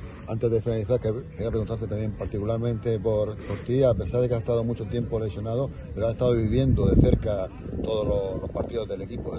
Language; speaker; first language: Spanish; native; Spanish